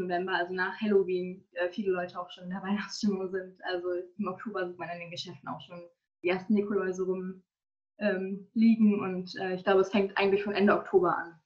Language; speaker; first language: German; native; German